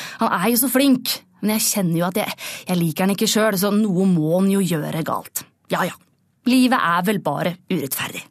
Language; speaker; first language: Norwegian; native; Norwegian